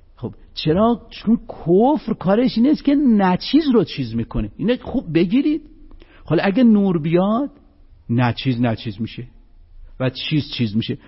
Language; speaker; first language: Persian; non-native, local second language; Azerbaijani